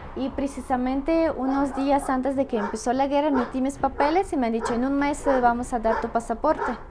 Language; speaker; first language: Spanish; non-native, fluent; Russian